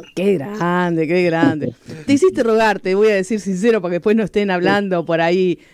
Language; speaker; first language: Spanish; native; Spanish